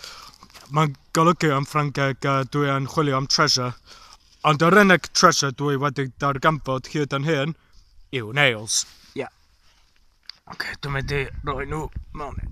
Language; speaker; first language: Welsh; non-native, learner; English